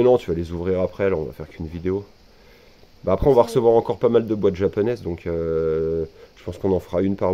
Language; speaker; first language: French; native; French